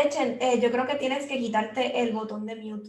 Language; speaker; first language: Spanish; native; Spanish